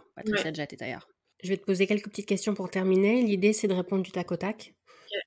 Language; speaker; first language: French; native; French